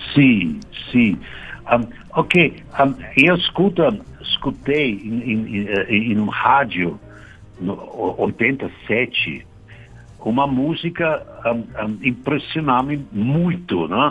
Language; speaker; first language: Portuguese; non-native, learner; German